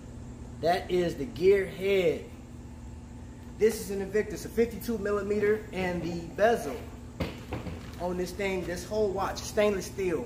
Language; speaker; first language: English; native; English